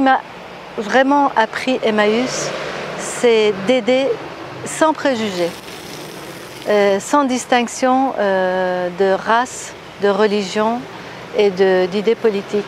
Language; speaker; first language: French; non-native, fluent; Persian